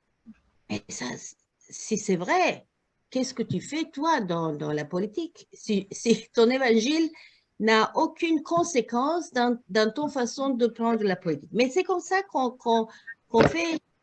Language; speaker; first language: French; non-native, learner; Croatian